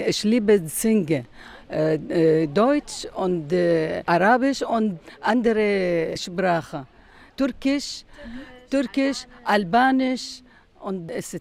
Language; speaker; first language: German; non-native, learner; Arabic